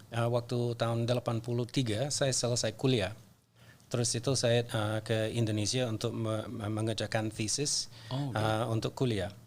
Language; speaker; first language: Indonesian; non-native, fluent; English